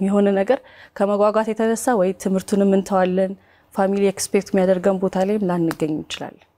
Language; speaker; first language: Amharic; native; Amharic